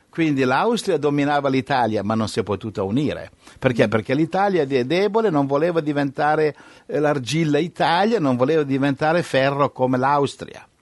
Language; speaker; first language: Italian; native; Italian